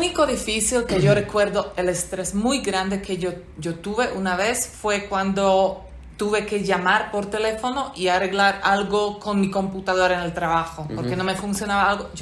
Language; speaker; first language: Spanish; non-native, fluent; Slovak